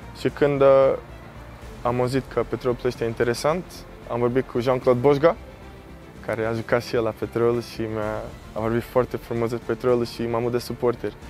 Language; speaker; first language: Romanian; early bilingual, heritage; Romanian